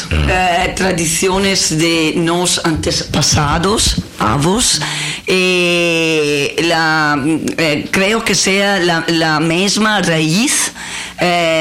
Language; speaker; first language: Portuguese; non-native, learner; Italian